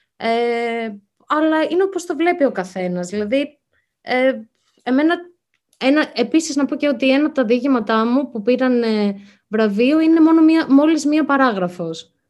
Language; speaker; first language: Greek; native; Greek